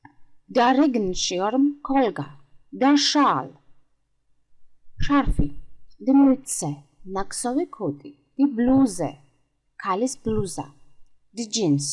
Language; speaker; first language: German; non-native, fluent; Georgian